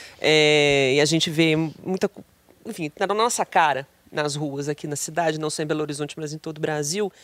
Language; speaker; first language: Portuguese; native; Portuguese